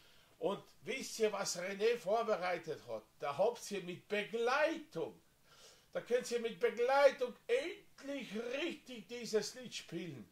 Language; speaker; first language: German; non-native, fluent; Slovenian